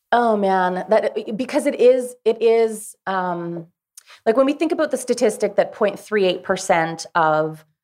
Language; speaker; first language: English; native; English